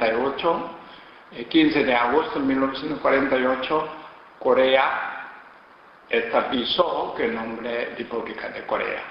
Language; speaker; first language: Spanish; non-native, learner; Korean